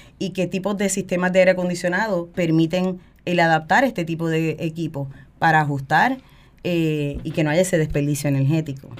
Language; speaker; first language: Spanish; native; Spanish